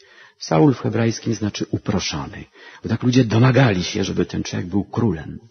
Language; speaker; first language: Polish; native; Polish